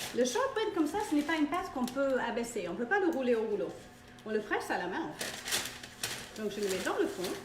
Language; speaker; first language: French; non-native, fluent; English